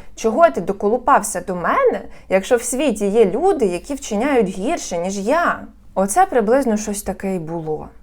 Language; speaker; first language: Ukrainian; non-native, local second language; Russian